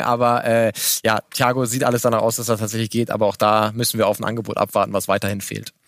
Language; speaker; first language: German; native; German